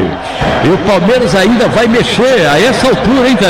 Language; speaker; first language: Portuguese; native; Portuguese